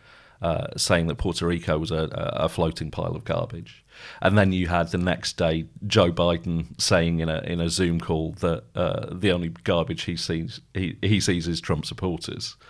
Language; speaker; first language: English; native; English